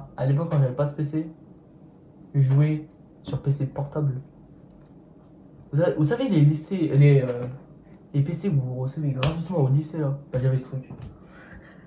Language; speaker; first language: French; native; French